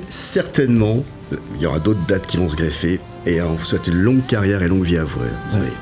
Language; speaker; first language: French; native; French